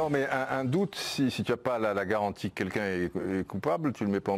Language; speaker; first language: French; native; French